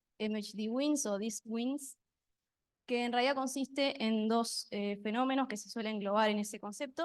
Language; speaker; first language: Spanish; native; Spanish